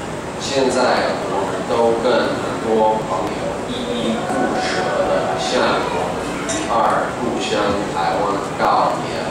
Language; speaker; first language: Chinese; non-native, fluent; English